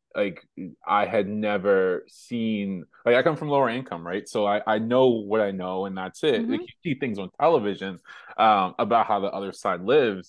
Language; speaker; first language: English; native; English